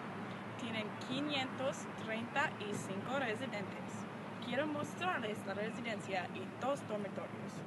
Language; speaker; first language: Spanish; non-native, learner; English